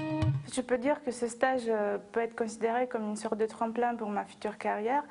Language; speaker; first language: French; non-native, fluent; Romanian